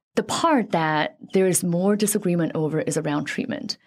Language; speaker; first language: English; early bilingual, other home language; Chinese